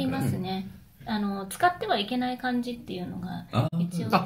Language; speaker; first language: Japanese; native; Japanese